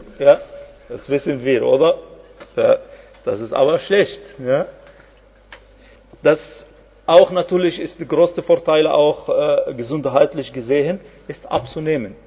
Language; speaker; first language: German; non-native, fluent; Arabic